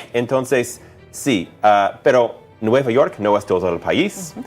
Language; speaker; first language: Spanish; non-native, fluent; English